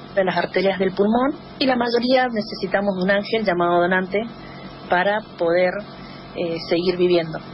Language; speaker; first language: Spanish; native; Spanish